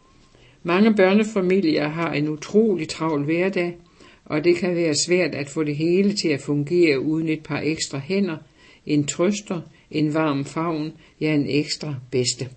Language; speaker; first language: Danish; native; Danish